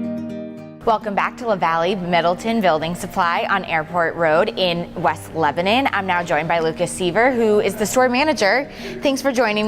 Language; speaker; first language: English; native; English